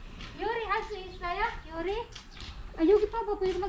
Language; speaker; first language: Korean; non-native, learner; Filipino